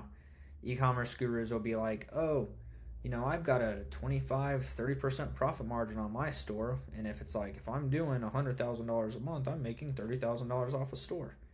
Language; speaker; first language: English; native; English